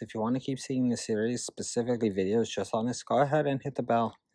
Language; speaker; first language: English; native; English